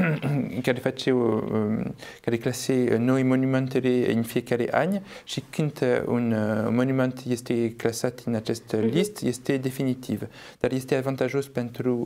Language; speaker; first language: Romanian; non-native, fluent; French